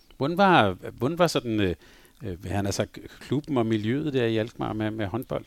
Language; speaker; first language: Danish; native; Danish